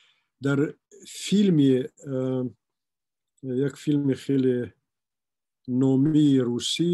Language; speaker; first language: Persian; non-native, local second language; Shughni